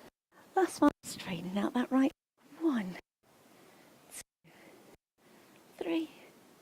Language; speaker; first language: English; native; English